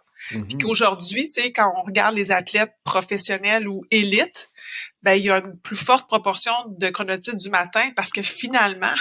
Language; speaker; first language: French; native; French